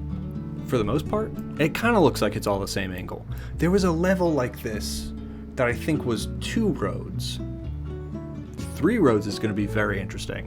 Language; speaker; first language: English; native; English